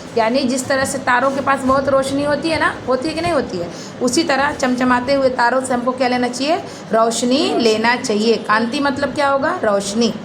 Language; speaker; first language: Hindi; native; Hindi